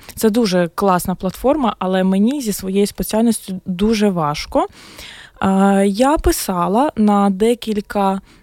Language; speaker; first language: Ukrainian; non-native, local second language; Russian